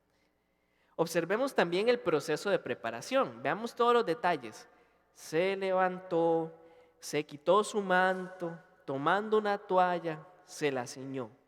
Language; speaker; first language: Spanish; native; Spanish